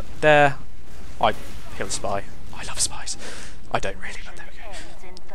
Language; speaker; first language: English; native; English